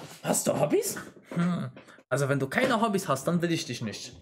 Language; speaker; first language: German; native; German